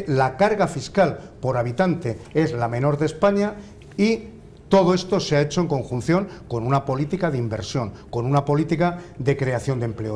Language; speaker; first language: Spanish; native; Spanish